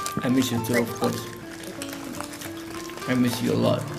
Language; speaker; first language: English; non-native, learner; Indonesian